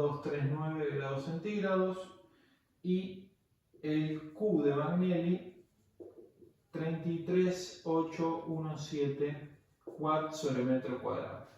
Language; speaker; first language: Spanish; native; Spanish